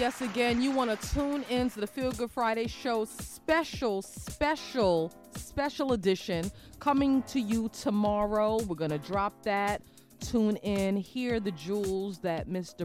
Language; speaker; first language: English; native; English